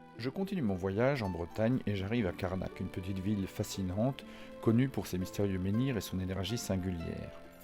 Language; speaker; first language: French; native; French